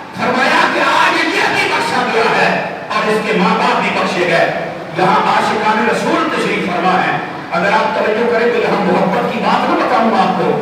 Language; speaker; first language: Urdu; non-native, local second language; Punjabi